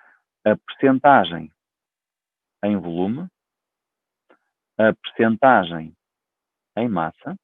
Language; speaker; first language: Portuguese; native; Portuguese